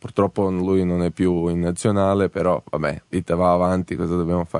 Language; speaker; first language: Italian; non-native, fluent; Serbian